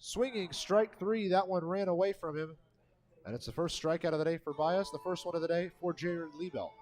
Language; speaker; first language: English; native; English